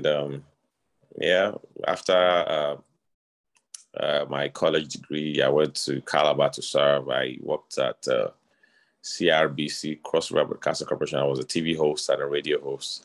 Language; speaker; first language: English; non-native, local second language; Yoruba